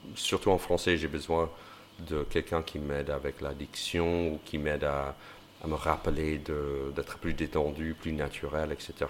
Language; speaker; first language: French; non-native, fluent; English